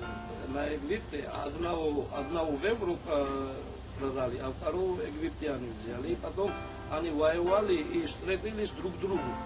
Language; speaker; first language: Russian; non-native, fluent; Georgian